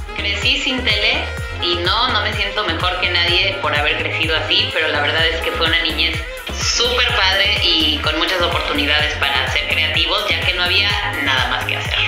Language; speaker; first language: Spanish; early bilingual, other home language; English